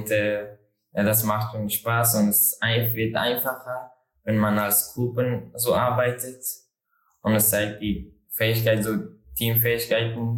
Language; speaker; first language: German; non-native, learner; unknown